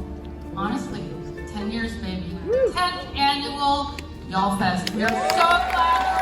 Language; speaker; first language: English; native; English